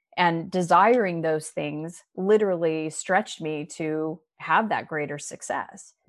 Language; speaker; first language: English; native; English